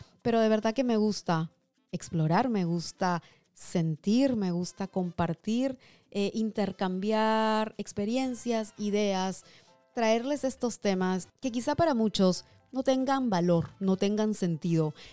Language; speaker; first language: Spanish; early bilingual, heritage; Spanish